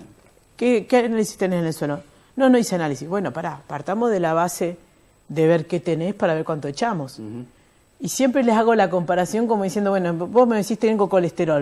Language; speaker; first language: Spanish; native; Spanish